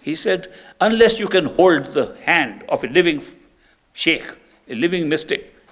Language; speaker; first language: English; non-native, local second language; Punjabi